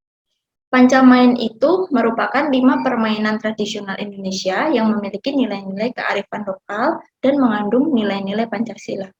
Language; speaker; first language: Indonesian; native; Indonesian